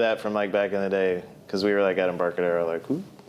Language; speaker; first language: English; native; English